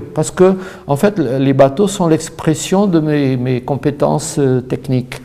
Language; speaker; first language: French; non-native, fluent; Portuguese